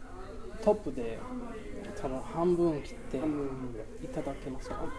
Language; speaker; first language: Japanese; non-native, learner; English